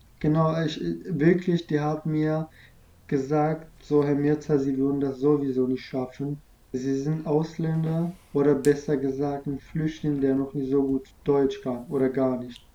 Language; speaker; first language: German; non-native, fluent; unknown